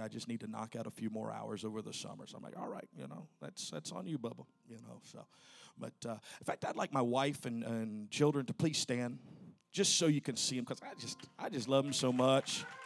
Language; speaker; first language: English; native; English